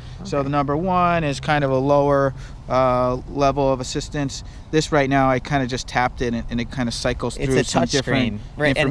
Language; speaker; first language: English; native; English